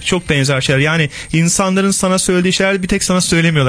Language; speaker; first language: Turkish; native; Turkish